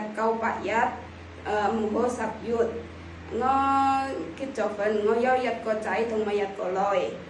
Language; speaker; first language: Cantonese; non-native, learner; Indonesian